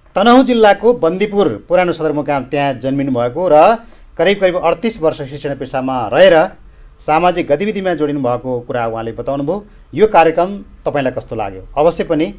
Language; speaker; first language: Nepali; native; Nepali